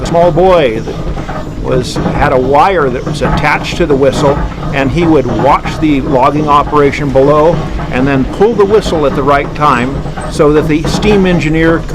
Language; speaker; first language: English; native; English